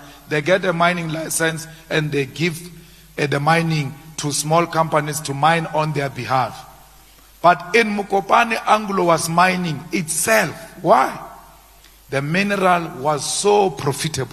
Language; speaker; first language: English; non-native, local second language; Northern Sotho